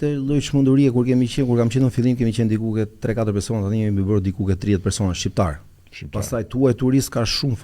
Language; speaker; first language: Albanian; native; Albanian